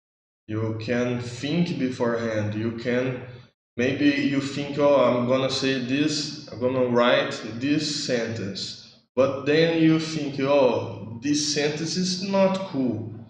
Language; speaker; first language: English; non-native, learner; Portuguese